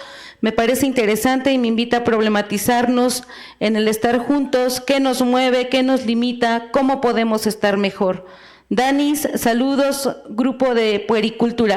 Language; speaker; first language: Spanish; native; Spanish